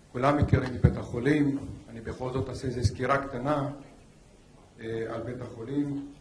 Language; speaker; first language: Hebrew; non-native, local second language; Arabic